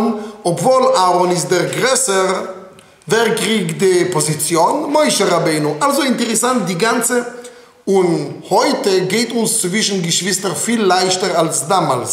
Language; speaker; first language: German; non-native, fluent; Hebrew